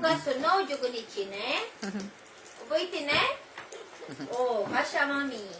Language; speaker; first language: Japanese; non-native, learner; Filipino